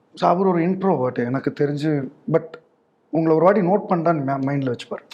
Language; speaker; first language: Tamil; native; Tamil